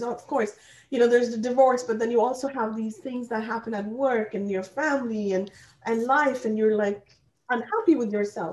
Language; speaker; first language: English; non-native, local second language; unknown